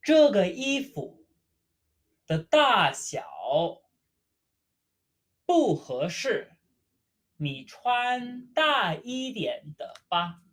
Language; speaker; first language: Chinese; non-native, fluent; English